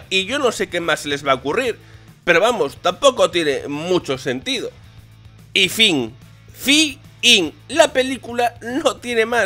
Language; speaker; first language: Spanish; native; Spanish